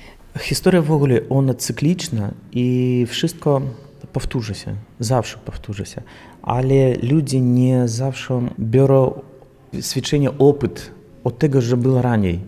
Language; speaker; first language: Polish; non-native, learner; Belarusian